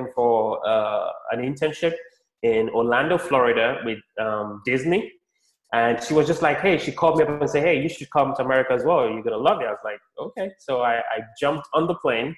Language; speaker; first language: English; non-native, local second language; Yoruba